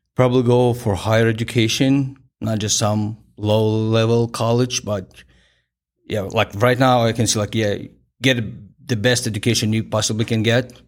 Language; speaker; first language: English; non-native, fluent; Ukrainian